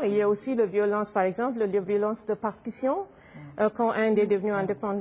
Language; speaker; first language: French; non-native, fluent; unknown